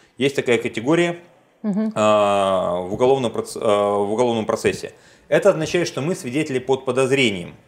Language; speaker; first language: Russian; native; Russian